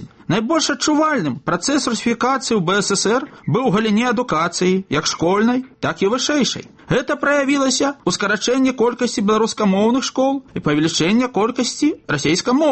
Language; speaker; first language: Belarusian; native; Belarusian